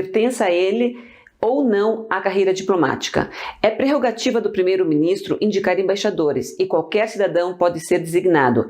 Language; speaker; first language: Portuguese; early bilingual, other home language; Spanish